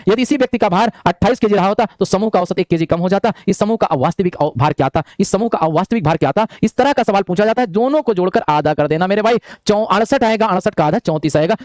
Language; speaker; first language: Hindi; native; Hindi